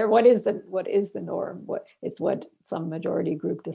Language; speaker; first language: English; non-native, local second language; Bangla